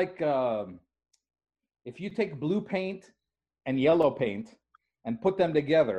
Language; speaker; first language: English; native; English